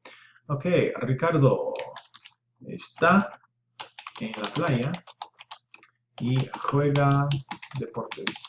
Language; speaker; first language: Spanish; non-native, learner; English